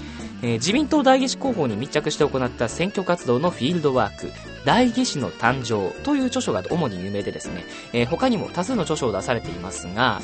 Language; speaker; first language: Japanese; native; Japanese